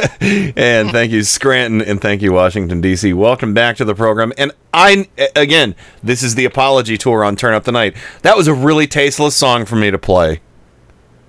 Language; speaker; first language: English; native; English